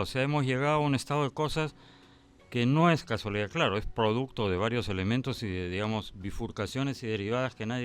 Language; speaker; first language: Spanish; native; Spanish